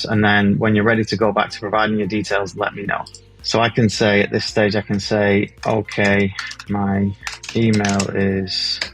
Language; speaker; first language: English; native; English